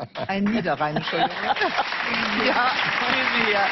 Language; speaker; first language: German; native; German